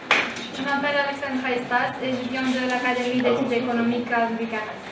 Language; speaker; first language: French; non-native, fluent; Romanian